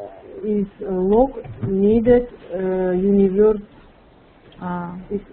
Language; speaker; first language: English; non-native, learner; Russian